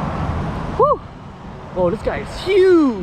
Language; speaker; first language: English; native; English